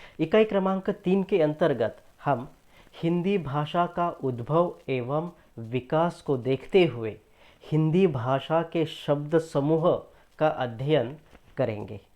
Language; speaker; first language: Hindi; non-native, local second language; Marathi